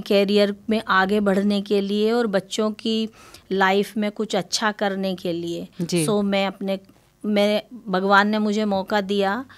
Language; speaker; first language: Hindi; native; Hindi